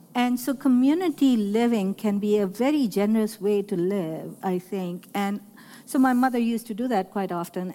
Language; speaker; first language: English; non-native, local second language; Urdu